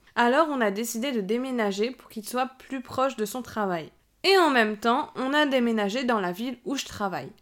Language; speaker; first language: French; native; French